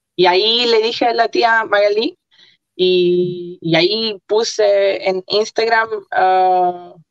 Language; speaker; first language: Spanish; early bilingual, other home language; Croatian